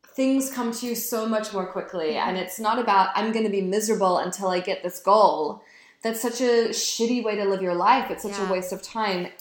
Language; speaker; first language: English; native; English